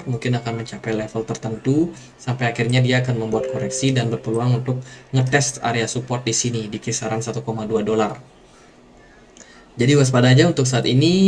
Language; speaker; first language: Indonesian; native; Indonesian